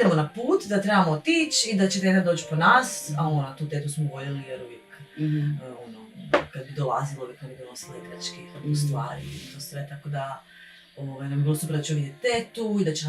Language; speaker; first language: Bosnian; native; Bosnian